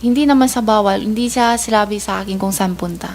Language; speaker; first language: Filipino; non-native, learner; Chinese